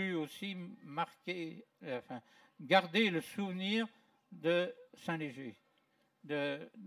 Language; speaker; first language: French; native; French